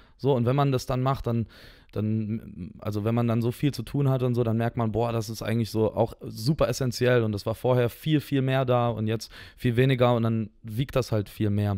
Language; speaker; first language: German; native; German